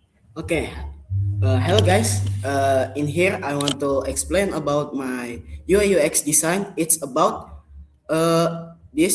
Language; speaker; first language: English; non-native, learner; Indonesian